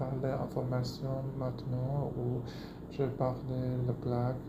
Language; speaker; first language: French; non-native, learner; Chinese